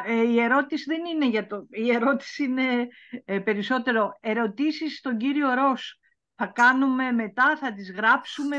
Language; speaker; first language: Greek; native; Greek